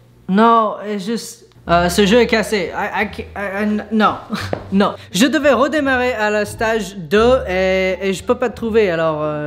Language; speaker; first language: French; early bilingual, other home language; English